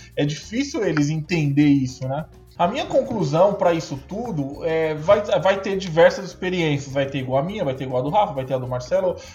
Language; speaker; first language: Portuguese; native; Portuguese